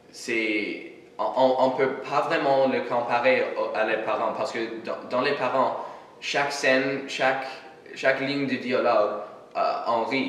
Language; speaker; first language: French; non-native, local second language; English